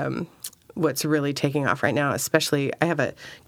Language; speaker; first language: English; native; English